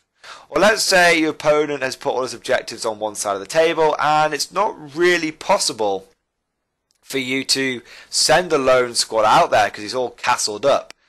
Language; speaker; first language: English; native; English